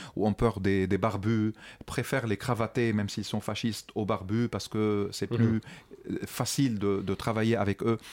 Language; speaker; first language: French; non-native, local second language; Arabic